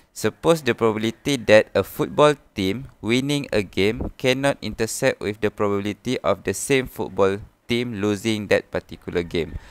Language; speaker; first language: English; non-native, local second language; Malay